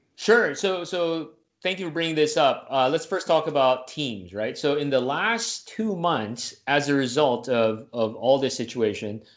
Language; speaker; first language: English; non-native, local second language; Filipino